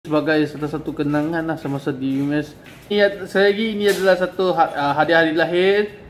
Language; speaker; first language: Malay; non-native, local second language; Chinese